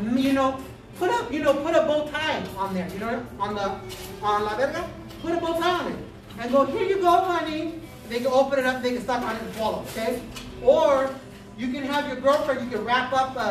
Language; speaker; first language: English; early bilingual, other home language; Spanish